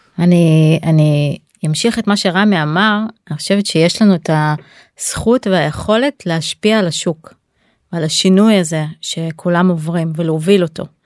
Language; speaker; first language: Hebrew; native; Hebrew